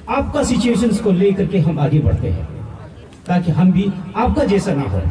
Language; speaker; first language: Hindi; non-native, local second language; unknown